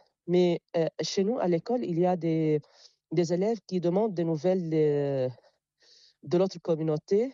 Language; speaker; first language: French; non-native, local second language; Arabic